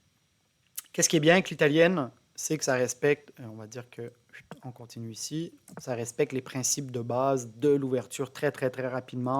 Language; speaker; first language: French; native; French